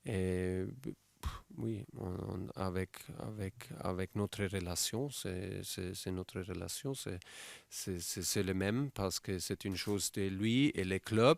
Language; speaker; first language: French; non-native, learner; German